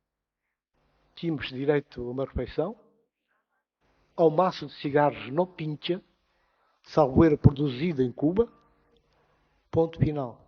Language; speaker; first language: Portuguese; non-native, local second language; Upper Guinea Crioulo